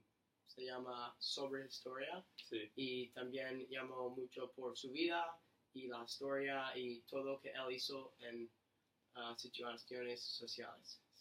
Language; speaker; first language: Spanish; non-native, learner; English